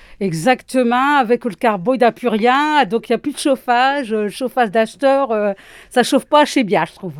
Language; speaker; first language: French; native; French